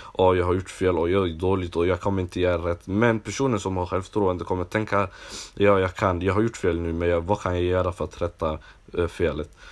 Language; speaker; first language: Swedish; non-native, local second language; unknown